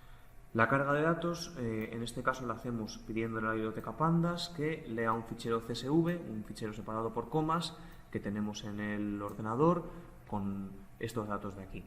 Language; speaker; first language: Spanish; native; Spanish